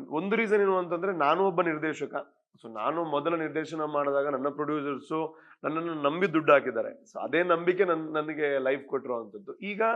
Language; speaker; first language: Kannada; non-native, local second language; Tulu